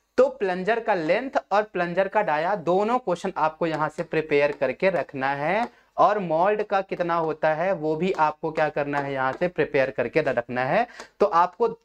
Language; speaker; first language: Hindi; non-native, local second language; Marathi